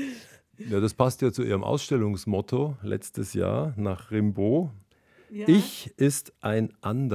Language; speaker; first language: German; native; German